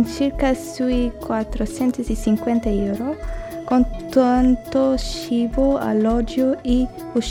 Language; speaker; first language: Italian; non-native, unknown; Portuguese